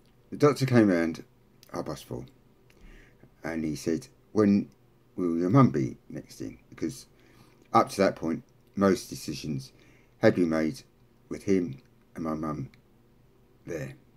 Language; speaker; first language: English; native; English